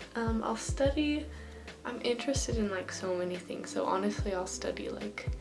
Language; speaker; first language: English; native; English